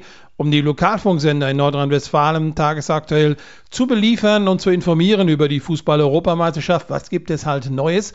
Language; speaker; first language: German; native; German